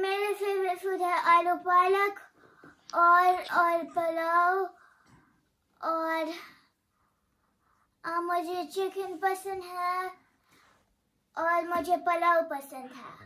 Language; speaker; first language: Hindi; early bilingual, heritage; Hindi